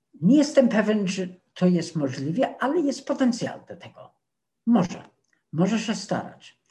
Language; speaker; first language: Polish; non-native, fluent; English